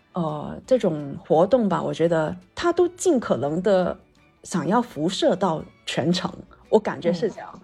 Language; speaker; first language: Chinese; non-native, local second language; Cantonese